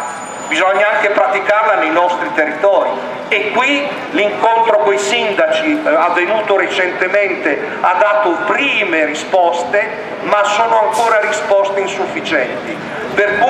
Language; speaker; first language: Italian; native; Italian